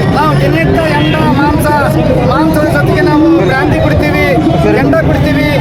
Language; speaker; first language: Kannada; non-native, local second language; Telugu